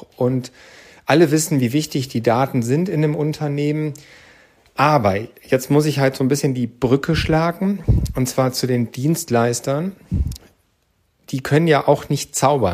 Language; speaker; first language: German; native; German